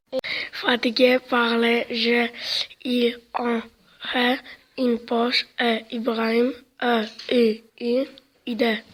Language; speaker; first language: French; non-native, learner; Greek